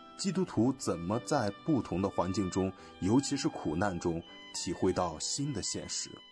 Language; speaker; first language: Chinese; non-native, fluent; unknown